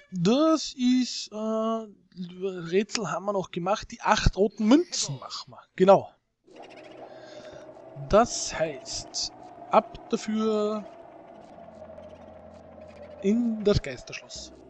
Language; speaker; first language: German; native; German